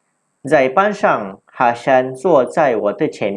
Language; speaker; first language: Chinese; non-native, local second language; Malay